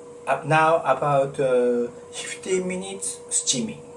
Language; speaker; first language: English; non-native, learner; Japanese